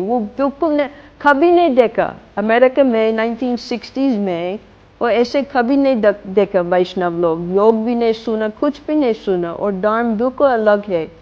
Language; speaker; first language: Hindi; non-native, fluent; English